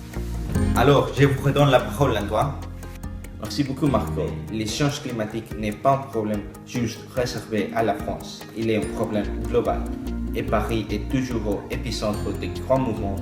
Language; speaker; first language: French; non-native, learner; English